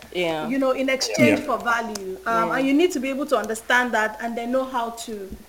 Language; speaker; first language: English; non-native, local second language; Yoruba